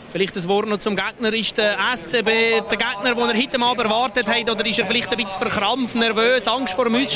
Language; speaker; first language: German; native; German